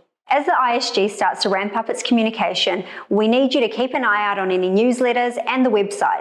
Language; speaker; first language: English; native; English